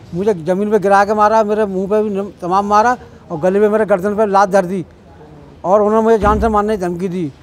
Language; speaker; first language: Hindi; native; Hindi